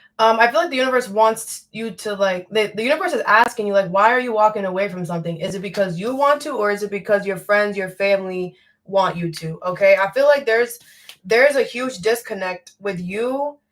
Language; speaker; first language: English; native; English